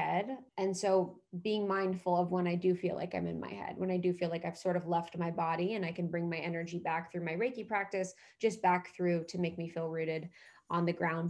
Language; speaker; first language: English; native; English